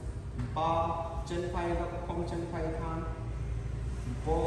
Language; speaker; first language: Vietnamese; non-native, learner; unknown